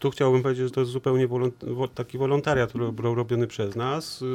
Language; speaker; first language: Polish; native; Polish